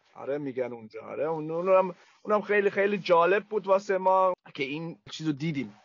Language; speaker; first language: Persian; early bilingual, heritage; Persian